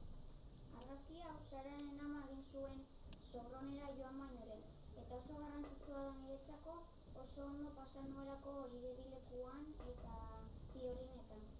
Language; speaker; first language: Basque; non-native, local second language; Spanish